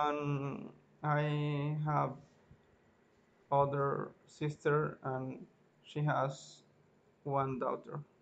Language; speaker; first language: English; non-native, learner; Spanish